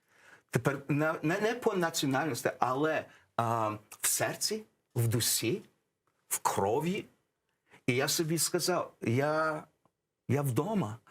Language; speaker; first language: Ukrainian; early bilingual, heritage; English